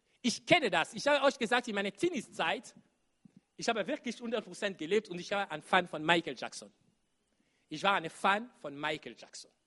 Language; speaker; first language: German; non-native, fluent; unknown